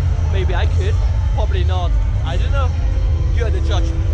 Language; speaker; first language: English; non-native, local second language; Cantonese